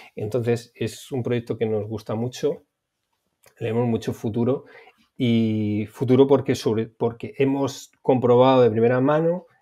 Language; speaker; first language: Spanish; native; Spanish